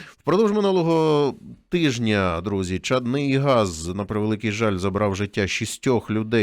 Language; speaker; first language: Ukrainian; native; Ukrainian